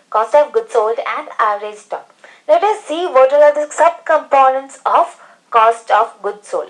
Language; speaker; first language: English; non-native, local second language; Malayalam